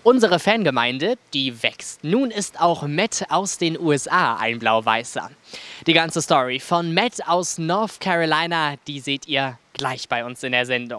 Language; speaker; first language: German; native; German